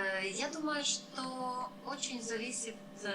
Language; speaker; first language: Russian; non-native, local second language; Ukrainian